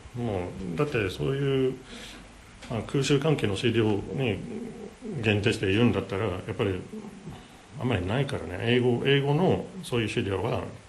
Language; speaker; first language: Japanese; non-native, fluent; English